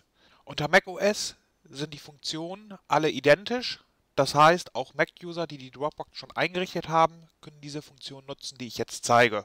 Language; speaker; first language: German; native; German